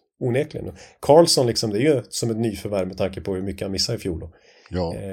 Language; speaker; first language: Swedish; native; Swedish